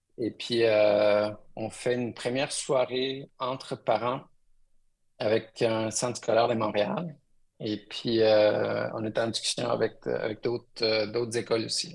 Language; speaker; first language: French; early bilingual, other home language; Spanish